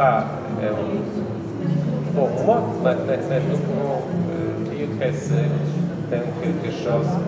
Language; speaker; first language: French; non-native, learner; Polish